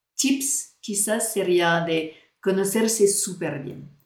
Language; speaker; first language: Spanish; non-native, fluent; French